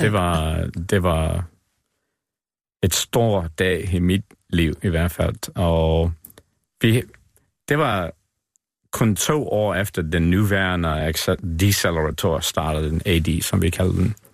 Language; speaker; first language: Danish; non-native, fluent; English